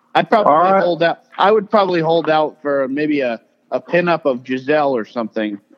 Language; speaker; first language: English; native; English